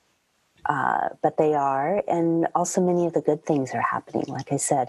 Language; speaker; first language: English; native; English